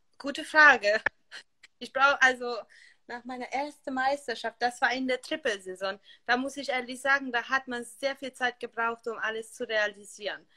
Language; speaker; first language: German; non-native, fluent; Hungarian